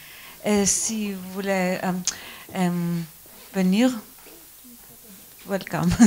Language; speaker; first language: French; non-native, learner; Greek